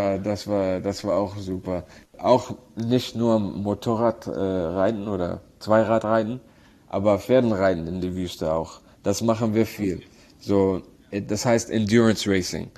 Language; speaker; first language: German; non-native, learner; Arabic